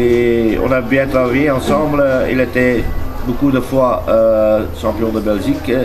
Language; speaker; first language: French; non-native, learner; Dutch